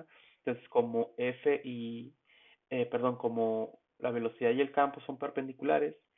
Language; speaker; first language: Spanish; native; Spanish